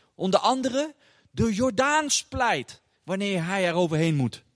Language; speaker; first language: Dutch; native; Dutch